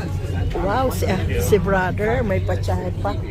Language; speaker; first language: Filipino; native; Filipino